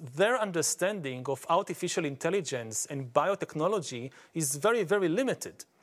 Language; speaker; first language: English; non-native, fluent; Hebrew